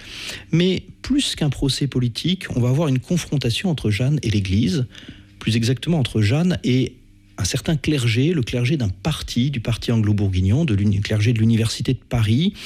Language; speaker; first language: French; native; French